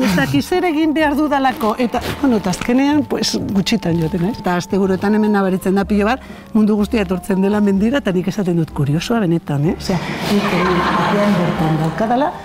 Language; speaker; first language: Basque; non-native, local second language; Spanish